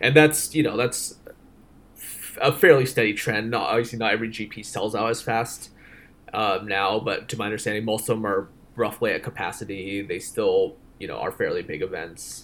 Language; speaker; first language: English; native; English